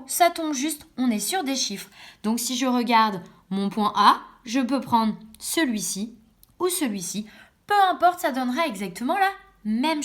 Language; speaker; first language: French; native; French